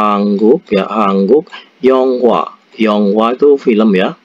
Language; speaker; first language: Korean; non-native, fluent; Indonesian